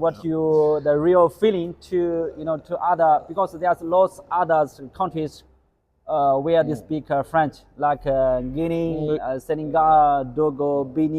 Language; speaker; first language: English; non-native, learner; Chinese